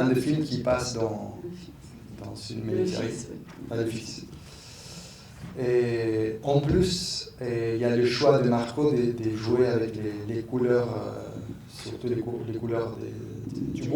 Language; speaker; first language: French; non-native, fluent; Spanish